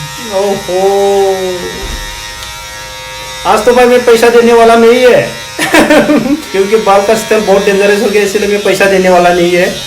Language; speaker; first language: Hindi; non-native, local second language; Bodo